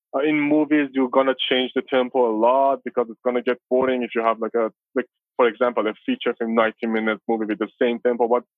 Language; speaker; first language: English; non-native, fluent; Persian